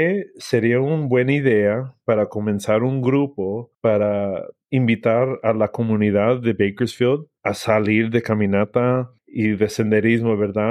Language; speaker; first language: Spanish; early bilingual, heritage; English